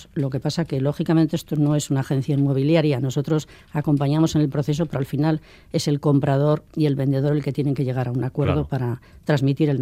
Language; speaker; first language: Spanish; native; Spanish